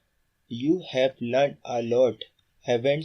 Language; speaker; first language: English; non-native, learner; Urdu